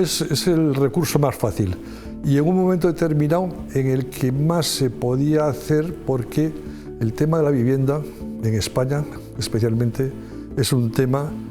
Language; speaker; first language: Spanish; native; Spanish